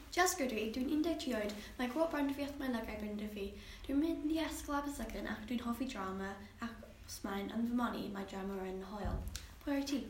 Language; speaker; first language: Welsh; non-native, learner; English